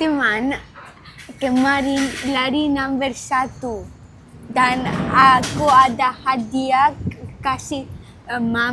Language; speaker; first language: Indonesian; early bilingual, heritage; Indonesian